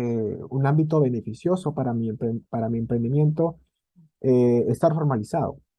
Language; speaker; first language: Spanish; native; Spanish